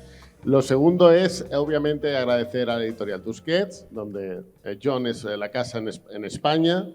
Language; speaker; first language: Spanish; native; Spanish